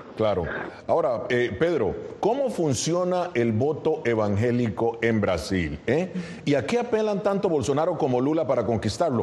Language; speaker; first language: Spanish; native; Spanish